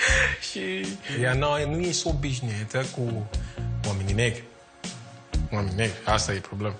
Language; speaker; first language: Romanian; non-native, learner; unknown